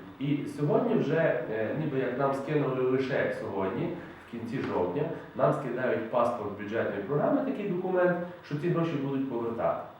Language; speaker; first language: Ukrainian; native; Ukrainian